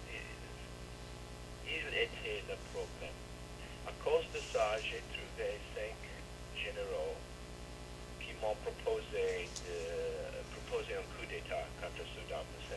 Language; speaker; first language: French; non-native, learner; English